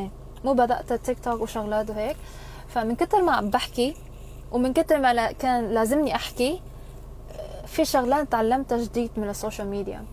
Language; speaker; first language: Arabic; non-native, local second language; Korean